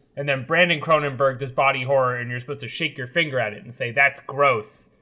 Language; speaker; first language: English; native; English